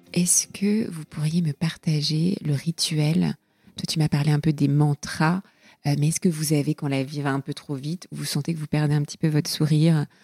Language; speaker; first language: French; native; French